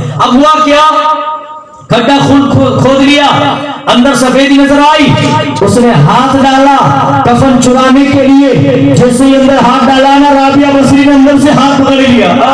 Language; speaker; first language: Urdu; non-native, local second language; Gujarati